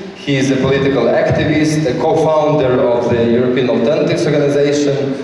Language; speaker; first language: English; non-native, fluent; Ukrainian